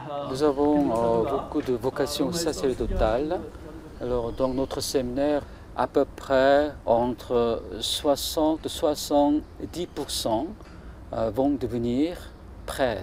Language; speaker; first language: French; non-native, fluent; Korean